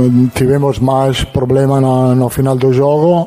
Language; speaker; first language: Portuguese; non-native, learner; Italian